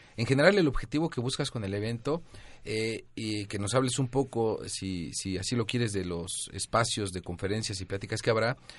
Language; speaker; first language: Spanish; native; Spanish